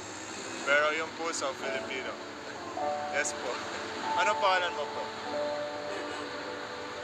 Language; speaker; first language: Filipino; non-native, learner; Arabic